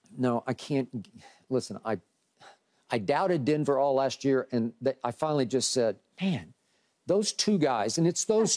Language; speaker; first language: English; native; English